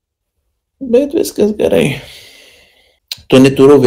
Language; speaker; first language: Lithuanian; non-native, learner; Arabic